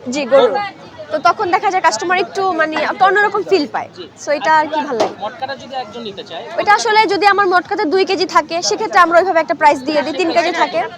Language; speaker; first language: Bangla; native; Bangla